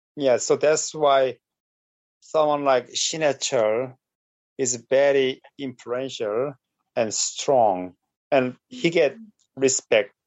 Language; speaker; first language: English; non-native, fluent; Korean